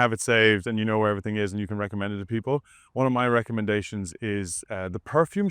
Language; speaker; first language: English; native; English